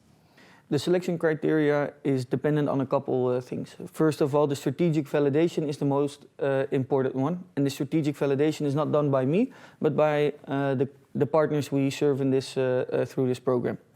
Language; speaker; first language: English; non-native, fluent; Dutch